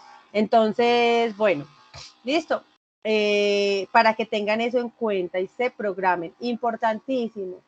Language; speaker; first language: Spanish; native; Spanish